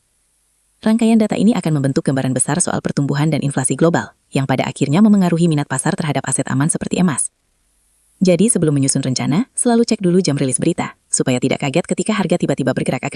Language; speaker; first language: Indonesian; native; Indonesian